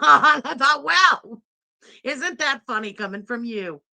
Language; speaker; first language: English; native; English